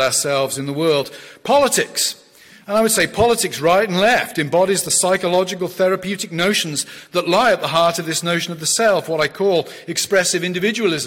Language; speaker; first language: English; native; English